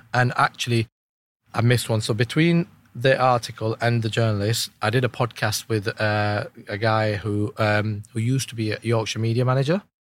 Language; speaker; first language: English; early bilingual, other home language; Urdu